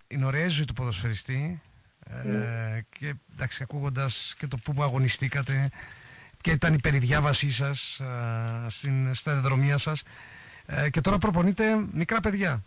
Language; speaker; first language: Greek; native; Greek